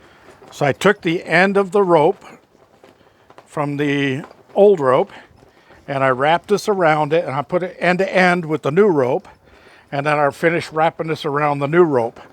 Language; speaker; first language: English; native; English